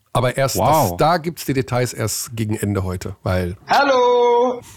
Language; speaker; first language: German; native; German